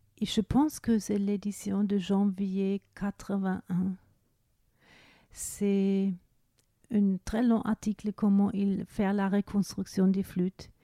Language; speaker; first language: French; non-native, fluent; German